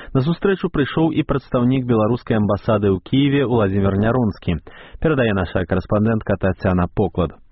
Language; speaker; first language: Belarusian; native; Belarusian